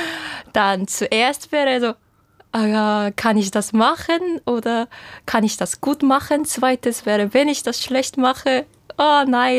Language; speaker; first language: German; non-native, fluent; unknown